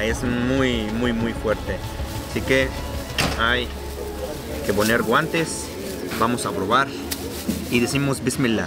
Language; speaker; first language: Spanish; non-native, fluent; Arabic